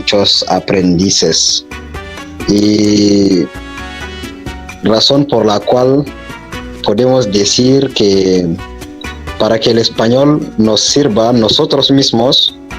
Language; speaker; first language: Spanish; non-native, fluent; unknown